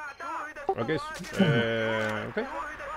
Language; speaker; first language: English; non-native, learner; Spanish